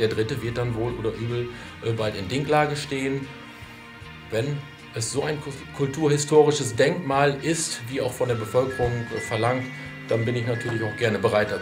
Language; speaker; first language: German; native; German